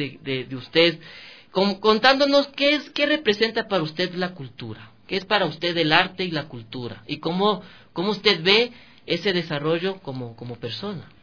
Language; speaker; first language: Spanish; native; Spanish